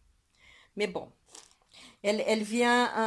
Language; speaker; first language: French; non-native, fluent; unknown